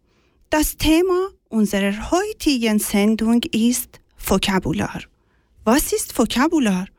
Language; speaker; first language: German; non-native, learner; Persian